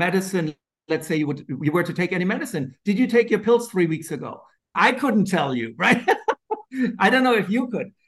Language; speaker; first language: English; non-native, fluent; German